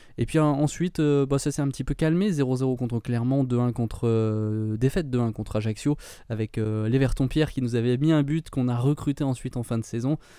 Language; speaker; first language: French; native; French